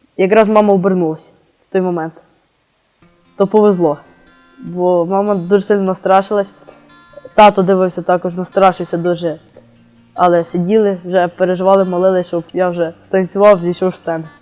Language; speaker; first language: Ukrainian; native; Ukrainian